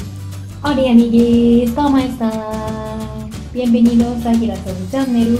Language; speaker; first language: Spanish; non-native, fluent; Japanese